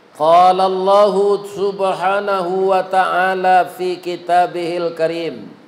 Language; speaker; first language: Malay; non-native, local second language; Minangkabau